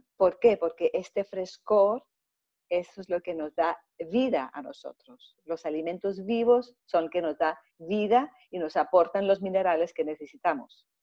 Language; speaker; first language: Spanish; non-native, fluent; Greek